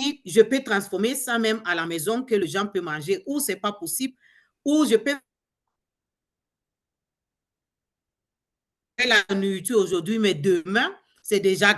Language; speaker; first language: French; non-native, learner; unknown